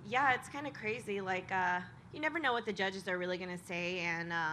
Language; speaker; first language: English; native; English